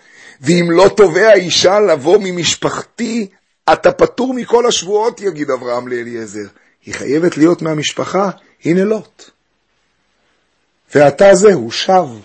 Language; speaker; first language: Hebrew; native; Hebrew